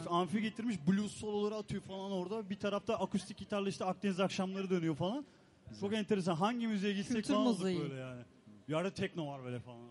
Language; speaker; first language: Turkish; native; Turkish